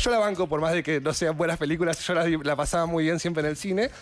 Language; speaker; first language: Spanish; native; Spanish